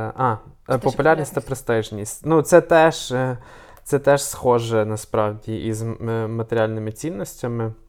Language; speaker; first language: Ukrainian; native; Ukrainian